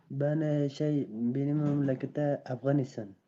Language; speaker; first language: Turkish; non-native, fluent; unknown